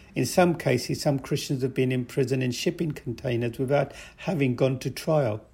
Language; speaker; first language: English; native; English